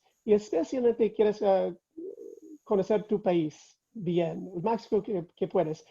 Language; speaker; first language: Spanish; non-native, fluent; English